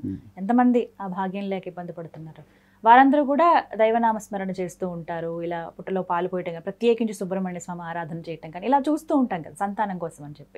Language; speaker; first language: Telugu; native; Telugu